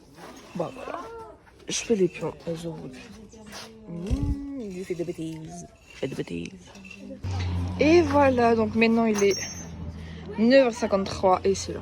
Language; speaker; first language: French; native; French